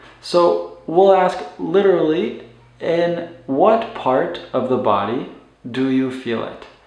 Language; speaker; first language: English; native; English